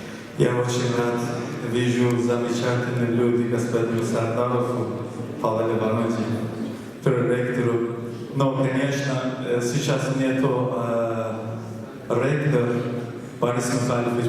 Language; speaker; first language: Russian; non-native, learner; Persian